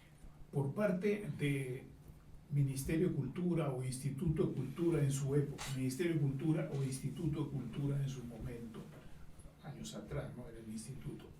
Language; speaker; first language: Spanish; native; Spanish